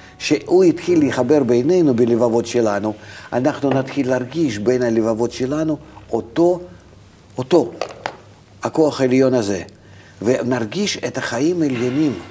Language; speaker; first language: Hebrew; non-native, fluent; Russian